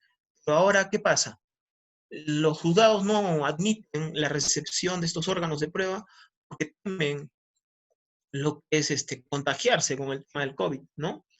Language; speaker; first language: Spanish; native; Spanish